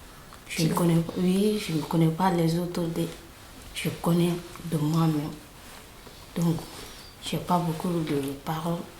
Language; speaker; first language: French; non-native, learner; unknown